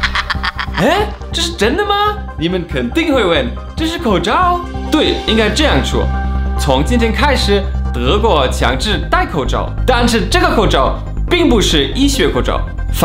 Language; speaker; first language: Chinese; non-native, fluent; German